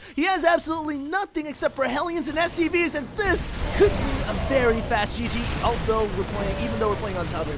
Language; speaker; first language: English; native; English